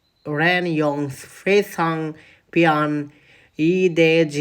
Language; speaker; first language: Chinese; non-native, learner; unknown